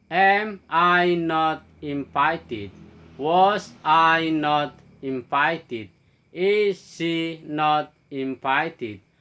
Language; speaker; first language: English; non-native, fluent; Indonesian